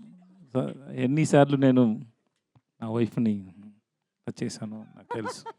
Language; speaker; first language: Telugu; non-native, learner; Tamil